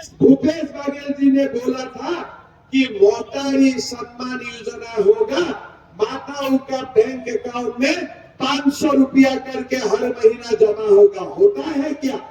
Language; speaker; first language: Hindi; non-native, local second language; Assamese